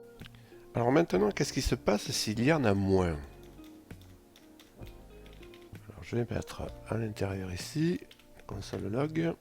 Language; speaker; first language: French; native; French